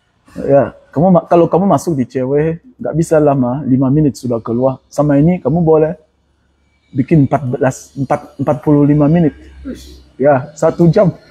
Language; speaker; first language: Indonesian; non-native, learner; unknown